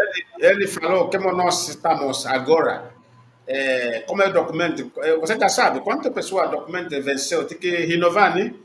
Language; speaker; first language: Portuguese; non-native, learner; Igbo